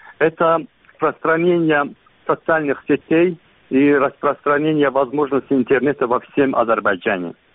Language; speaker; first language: Russian; non-native, local second language; Azerbaijani